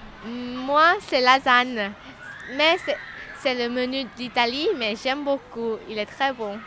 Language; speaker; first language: French; non-native, learner; Lao